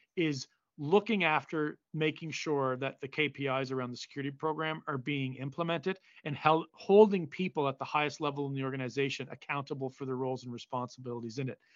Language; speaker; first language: English; native; English